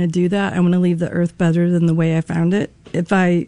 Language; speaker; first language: English; native; English